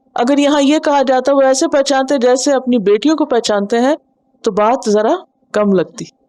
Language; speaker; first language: Urdu; native; Urdu